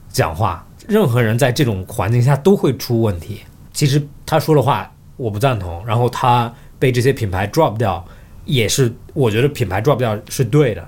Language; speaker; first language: Chinese; early bilingual, heritage; Chinese